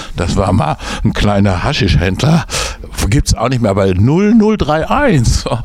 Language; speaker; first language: German; native; German